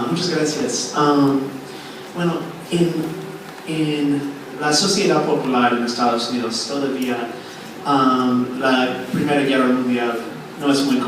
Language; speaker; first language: Spanish; non-native, fluent; English